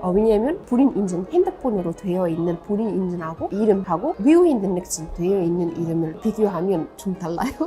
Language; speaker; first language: Korean; non-native, fluent; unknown